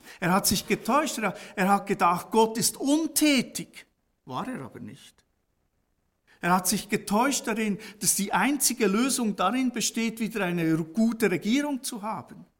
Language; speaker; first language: German; native; German